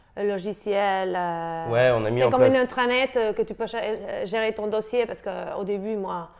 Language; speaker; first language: French; non-native, fluent; Spanish